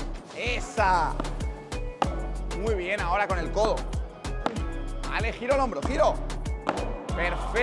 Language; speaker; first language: Spanish; native; Spanish